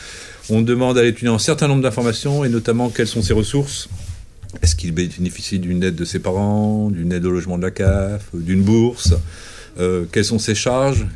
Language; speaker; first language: French; native; French